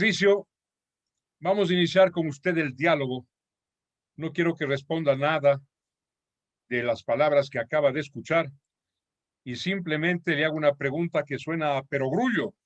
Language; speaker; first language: Spanish; native; Spanish